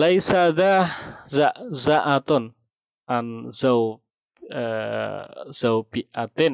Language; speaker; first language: Arabic; non-native, fluent; Indonesian